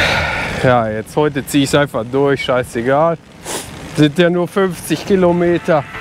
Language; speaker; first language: German; native; German